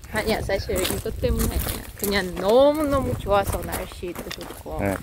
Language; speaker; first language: Korean; non-native, fluent; Russian